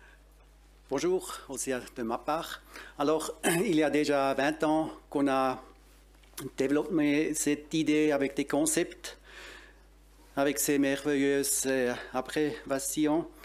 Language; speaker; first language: French; non-native, local second language; German